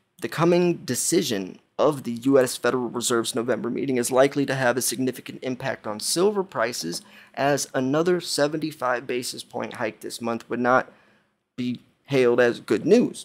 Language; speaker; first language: English; native; English